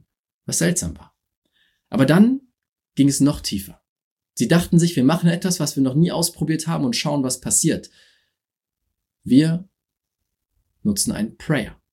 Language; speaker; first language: German; native; German